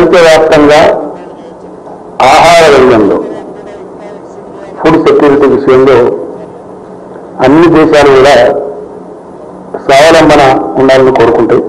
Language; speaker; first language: Telugu; native; Telugu